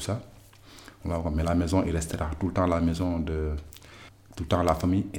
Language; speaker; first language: French; non-native, local second language; Wolof